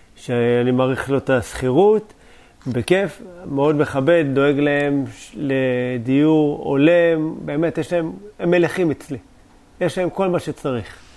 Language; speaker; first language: Hebrew; native; Hebrew